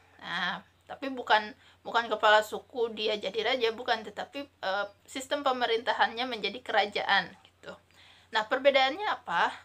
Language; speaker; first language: Indonesian; native; Indonesian